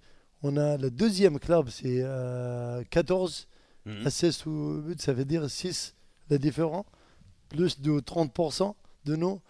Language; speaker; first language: French; non-native, learner; Arabic